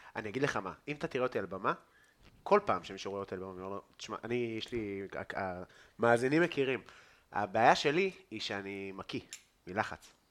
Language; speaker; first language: Hebrew; native; Hebrew